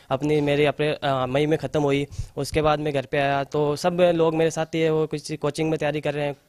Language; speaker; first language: Hindi; native; Hindi